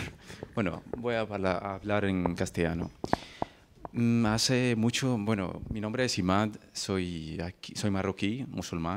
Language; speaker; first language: Spanish; non-native, fluent; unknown